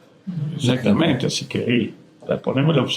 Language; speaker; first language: Spanish; native; Spanish